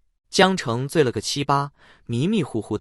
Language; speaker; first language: Chinese; native; Chinese